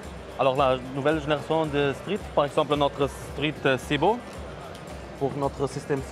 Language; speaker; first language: French; non-native, learner; German